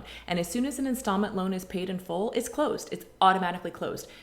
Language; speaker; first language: English; native; English